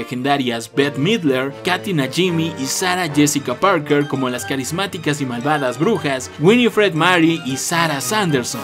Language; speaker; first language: Spanish; native; Spanish